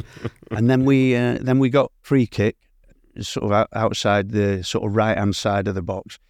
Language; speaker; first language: English; native; English